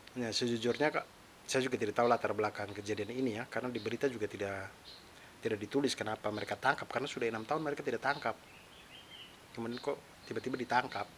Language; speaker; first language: Indonesian; non-native, local second language; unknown